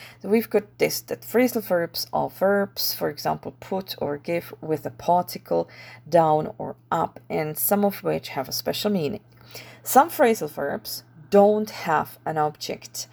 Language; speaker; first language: English; non-native, fluent; Czech